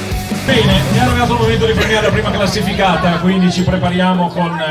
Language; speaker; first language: Italian; native; Italian